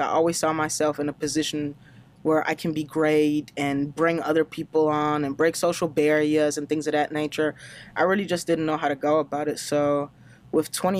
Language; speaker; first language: English; non-native, fluent; German